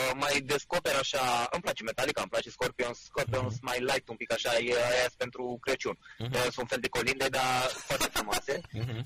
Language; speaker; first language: Romanian; native; Romanian